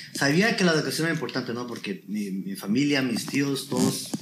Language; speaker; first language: Spanish; native; Spanish